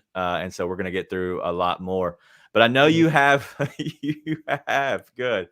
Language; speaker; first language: English; native; English